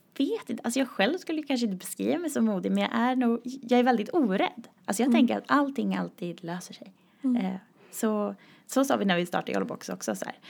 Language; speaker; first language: Swedish; native; Swedish